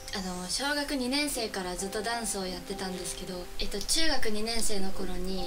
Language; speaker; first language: Japanese; native; Japanese